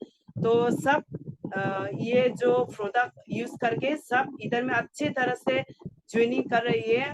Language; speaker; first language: Hindi; non-native, local second language; Garo